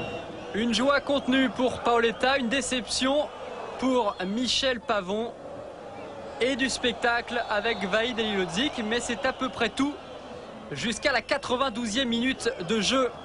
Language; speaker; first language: French; native; French